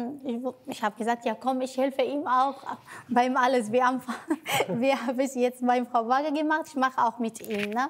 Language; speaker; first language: German; non-native, learner; Arabic